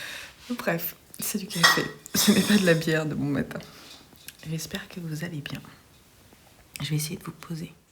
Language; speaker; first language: French; native; French